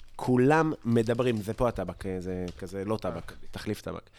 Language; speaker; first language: Hebrew; native; Hebrew